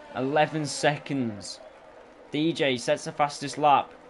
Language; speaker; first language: English; native; English